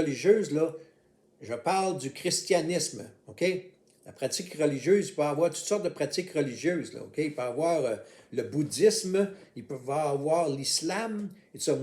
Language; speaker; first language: French; native; French